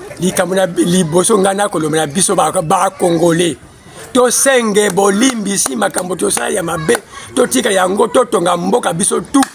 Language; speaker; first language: Lingala; native; Lingala